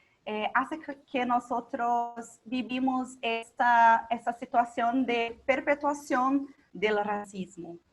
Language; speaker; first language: Spanish; non-native, local second language; Portuguese